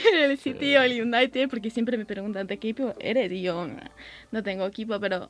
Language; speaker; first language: Spanish; early bilingual, heritage; English